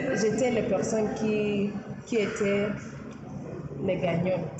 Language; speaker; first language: French; non-native, learner; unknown